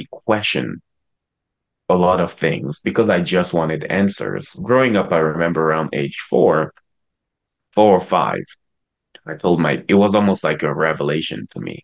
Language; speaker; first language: English; non-native, local second language; French